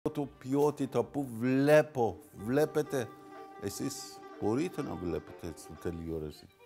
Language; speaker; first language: Greek; non-native, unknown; Persian